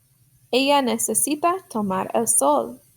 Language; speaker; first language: Spanish; non-native, fluent; English